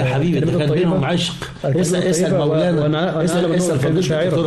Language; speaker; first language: Arabic; native; Arabic